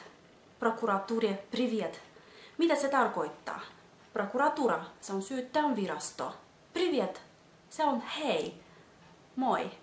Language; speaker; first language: Finnish; non-native, fluent; Russian